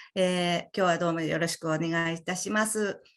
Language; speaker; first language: Japanese; native; Japanese